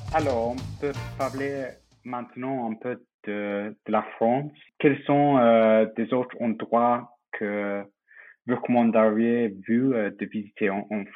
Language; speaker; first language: French; non-native, fluent; English